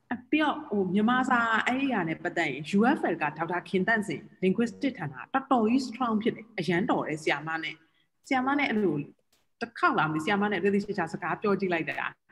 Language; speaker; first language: Burmese; native; Burmese